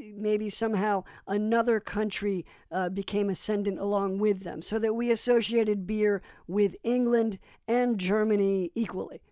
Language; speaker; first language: English; early bilingual, other home language; Polish